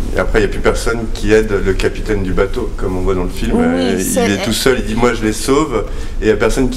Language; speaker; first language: French; native; French